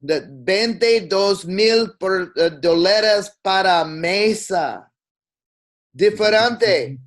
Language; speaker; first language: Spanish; non-native, learner; English